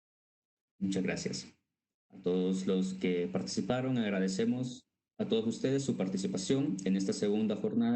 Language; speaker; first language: Spanish; native; Spanish